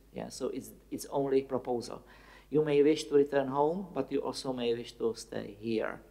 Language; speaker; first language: English; non-native, fluent; Czech